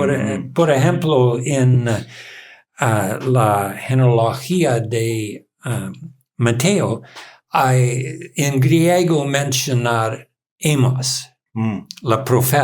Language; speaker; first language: Spanish; non-native, learner; English